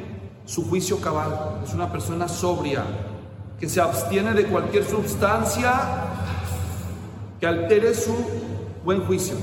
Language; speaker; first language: Spanish; native; Spanish